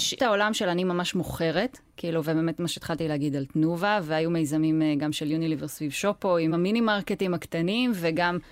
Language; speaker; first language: Hebrew; native; Hebrew